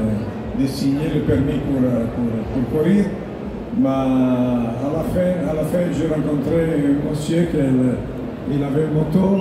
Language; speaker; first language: French; non-native, learner; Italian